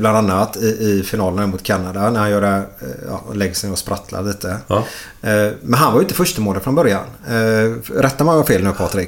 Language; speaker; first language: Swedish; native; Swedish